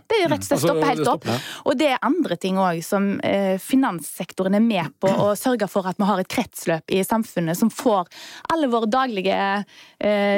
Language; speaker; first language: Norwegian; native; Norwegian